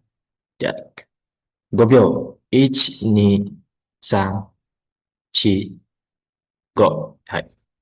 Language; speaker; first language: Japanese; non-native, learner; Indonesian